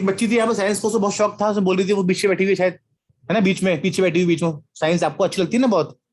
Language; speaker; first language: Hindi; native; Hindi